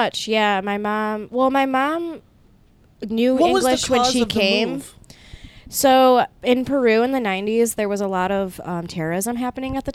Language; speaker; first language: English; early bilingual, other home language; Spanish